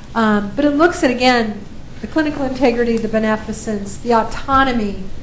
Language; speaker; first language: English; native; English